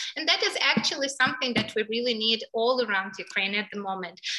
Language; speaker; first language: English; non-native, fluent; Ukrainian